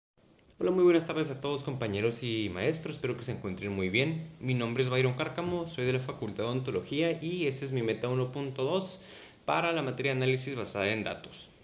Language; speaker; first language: Spanish; native; Spanish